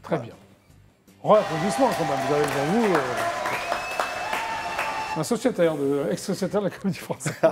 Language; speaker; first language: French; native; French